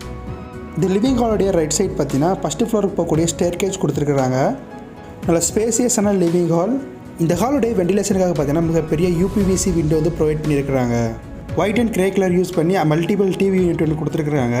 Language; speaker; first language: Tamil; native; Tamil